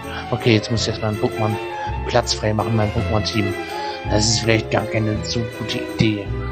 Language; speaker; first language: German; native; German